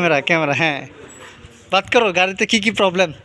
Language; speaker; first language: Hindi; non-native, learner; Bangla